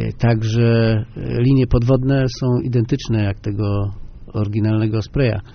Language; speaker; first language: Polish; native; Polish